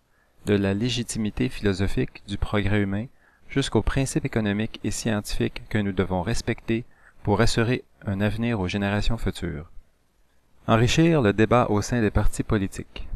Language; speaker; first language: French; native; French